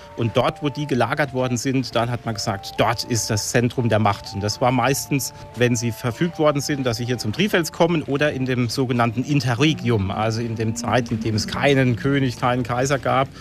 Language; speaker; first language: German; native; German